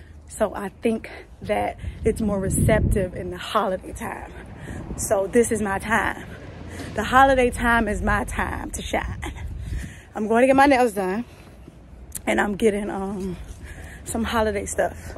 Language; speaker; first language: English; native; English